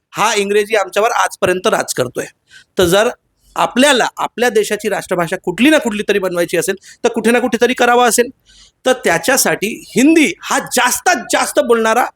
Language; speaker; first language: Marathi; non-native, local second language; Hindi